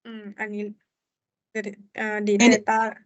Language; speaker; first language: English; non-native, learner; Thai